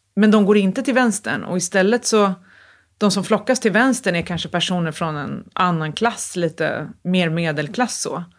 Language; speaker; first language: Swedish; native; Swedish